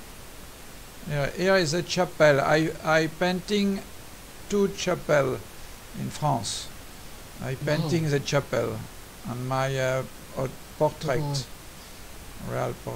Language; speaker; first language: English; non-native, learner; French